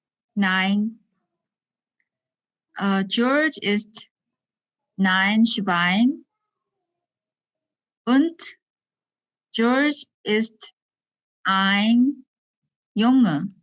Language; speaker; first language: German; non-native, learner; Korean